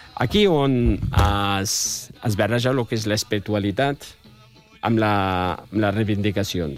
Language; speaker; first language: Catalan; non-native, fluent; Riffian